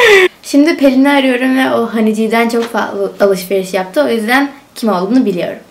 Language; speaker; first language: Turkish; native; Turkish